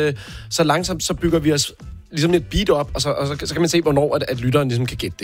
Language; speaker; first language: Danish; native; Danish